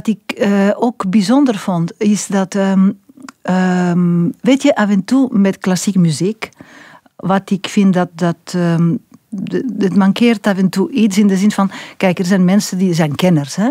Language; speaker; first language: Dutch; non-native, local second language; French